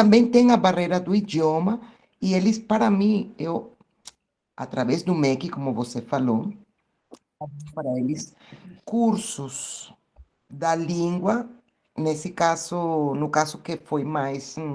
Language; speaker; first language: Portuguese; non-native, fluent; Spanish